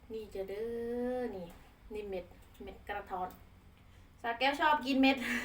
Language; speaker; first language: Thai; non-native, local second language; Khmer